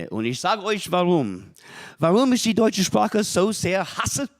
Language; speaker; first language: German; non-native, fluent; English